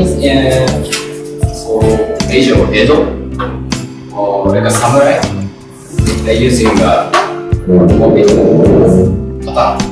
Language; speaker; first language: English; non-native, learner; Japanese